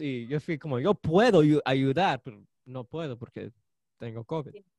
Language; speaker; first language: Spanish; early bilingual, heritage; Spanish